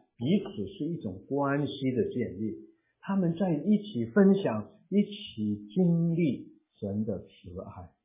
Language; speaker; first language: Chinese; non-native, local second language; Cantonese